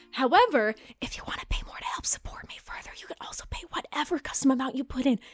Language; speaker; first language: English; native; English